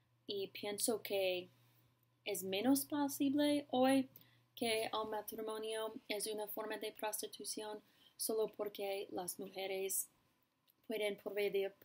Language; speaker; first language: Spanish; non-native, learner; English